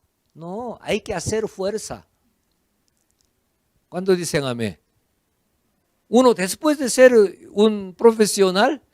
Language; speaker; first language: Spanish; non-native, fluent; Korean